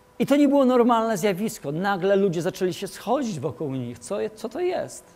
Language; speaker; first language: Polish; early bilingual, heritage; Polish